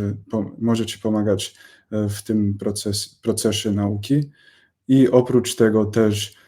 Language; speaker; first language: Polish; non-native, fluent; English